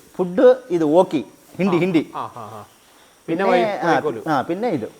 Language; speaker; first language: Malayalam; non-native, learner; Kannada